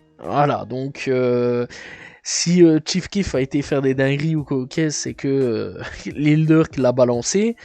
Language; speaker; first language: French; native; French